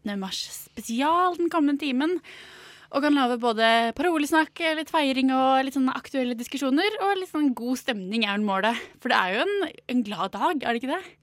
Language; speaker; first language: Norwegian; native; Norwegian